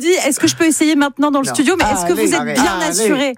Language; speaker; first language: French; native; French